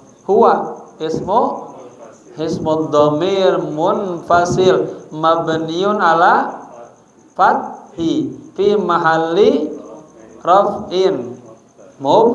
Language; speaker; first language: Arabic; non-native, fluent; Indonesian